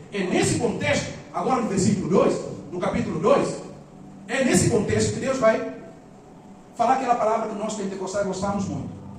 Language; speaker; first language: Portuguese; non-native, local second language; Upper Guinea Crioulo